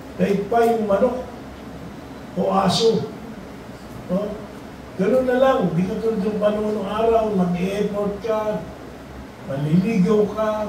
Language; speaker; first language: Filipino; native; Filipino